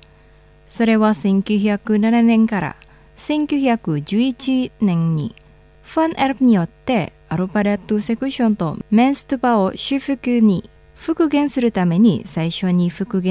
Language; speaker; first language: Japanese; non-native, fluent; Indonesian